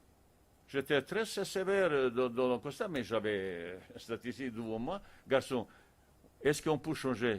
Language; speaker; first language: French; non-native, fluent; Bosnian